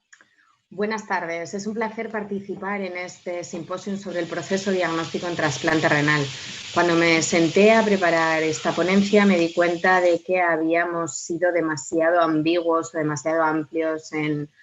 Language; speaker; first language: Spanish; native; Spanish